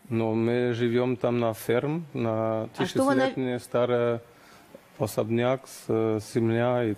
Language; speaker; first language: Russian; non-native, learner; German